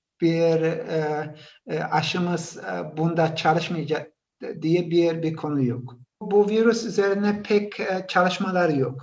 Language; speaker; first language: Turkish; early bilingual, heritage; Turkish